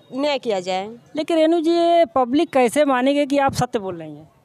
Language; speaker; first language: Hindi; native; Hindi